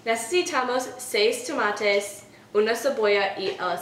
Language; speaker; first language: Spanish; non-native, learner; English